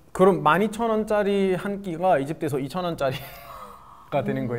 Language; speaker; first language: Korean; non-native, fluent; Arabic